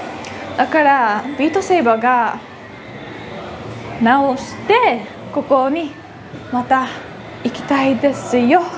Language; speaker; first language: Japanese; non-native, learner; Dutch